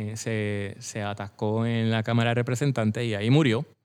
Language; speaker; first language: Spanish; native; Spanish